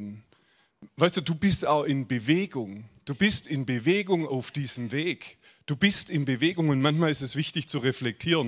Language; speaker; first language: German; native; German